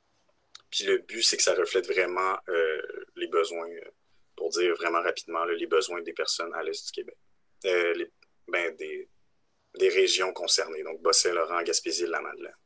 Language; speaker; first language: French; native; French